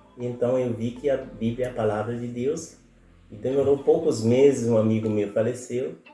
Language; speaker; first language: Portuguese; non-native, fluent; Spanish